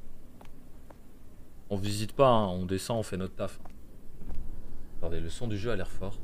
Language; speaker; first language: French; native; French